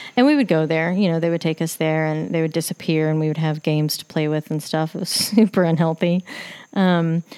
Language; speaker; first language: English; native; English